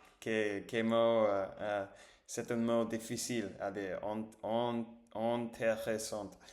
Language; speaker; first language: French; non-native, learner; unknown